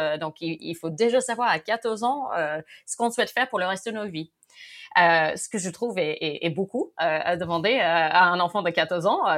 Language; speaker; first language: French; non-native, fluent; English